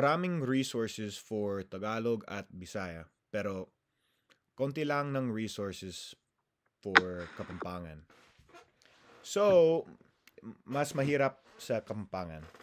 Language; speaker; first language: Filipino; non-native, learner; English